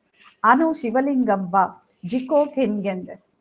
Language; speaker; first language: Japanese; non-native, fluent; Tamil